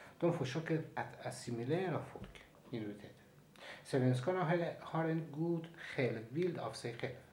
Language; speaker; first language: Swedish; non-native, fluent; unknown